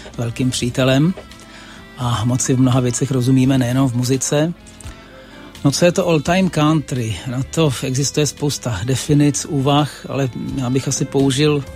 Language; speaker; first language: Czech; native; Czech